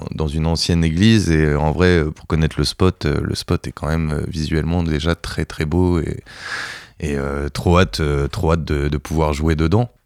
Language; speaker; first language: French; native; French